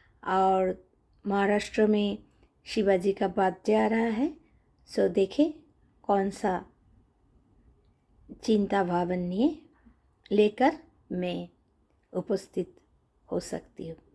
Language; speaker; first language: Hindi; non-native, local second language; Bangla